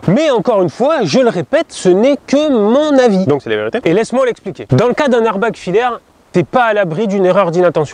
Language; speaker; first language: French; native; French